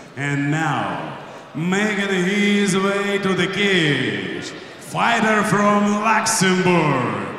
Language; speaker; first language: English; non-native, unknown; Ukrainian